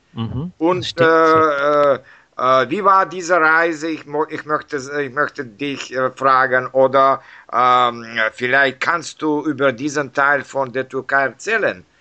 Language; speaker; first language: German; non-native, learner; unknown